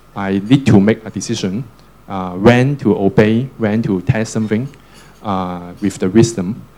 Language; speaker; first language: English; non-native, local second language; Cantonese